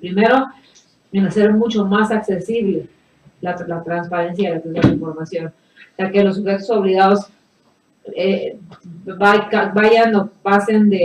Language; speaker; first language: Spanish; native; Spanish